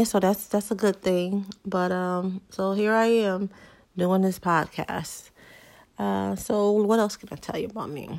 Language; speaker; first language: English; native; English